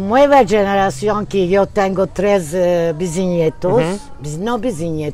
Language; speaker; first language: Spanish; early bilingual, heritage; Turkish